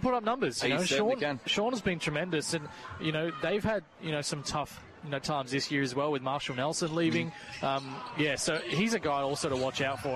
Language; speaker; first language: English; native; English